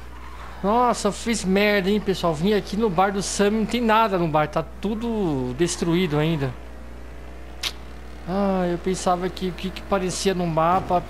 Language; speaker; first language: Portuguese; native; Portuguese